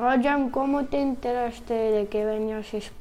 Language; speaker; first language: Spanish; early bilingual, other home language; Turkish